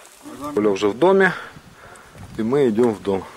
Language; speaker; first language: Russian; native; Russian